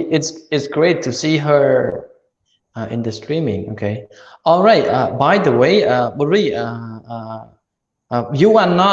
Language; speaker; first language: English; non-native, learner; Khmer